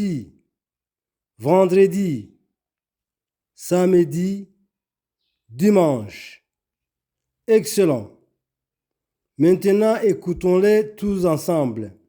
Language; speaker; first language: French; non-native, local second language; Kinyarwanda